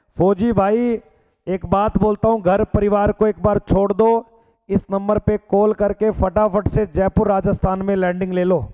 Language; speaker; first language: Hindi; native; Hindi